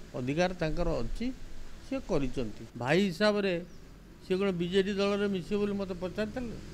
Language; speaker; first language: Odia; native; Odia